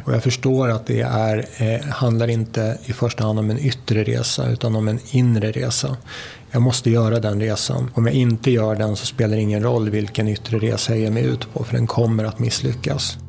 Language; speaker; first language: Swedish; native; Swedish